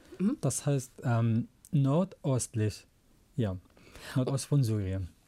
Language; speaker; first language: German; non-native, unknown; Arabic